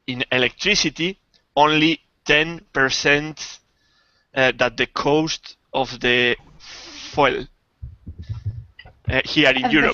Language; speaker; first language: English; non-native, learner; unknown